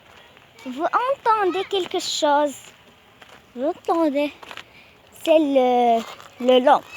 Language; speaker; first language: French; non-native, learner; Arabic